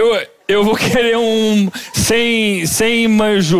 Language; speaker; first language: Portuguese; native; Portuguese